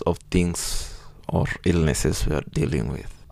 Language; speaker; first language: English; non-native, local second language; Kikuyu